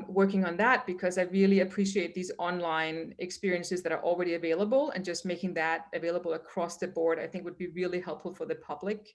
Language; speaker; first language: English; non-native, fluent; Danish